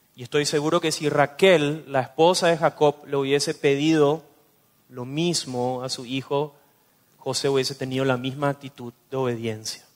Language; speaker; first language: Spanish; native; Spanish